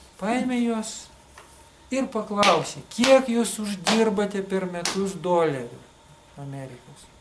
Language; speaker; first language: Lithuanian; non-native, local second language; Russian